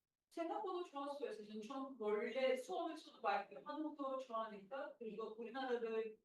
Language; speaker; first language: Korean; non-native, fluent; Turkish